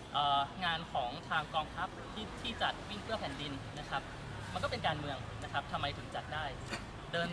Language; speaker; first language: Thai; native; Thai